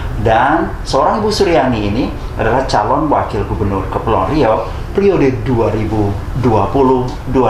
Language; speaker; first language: Indonesian; native; Indonesian